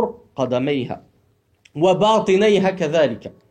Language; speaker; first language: Arabic; non-native, fluent; French